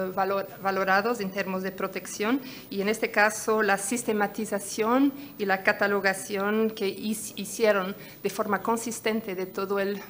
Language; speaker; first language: Spanish; non-native, fluent; Portuguese